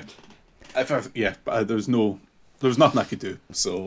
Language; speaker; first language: English; native; English